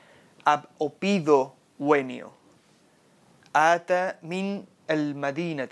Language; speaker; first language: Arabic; non-native, fluent; Spanish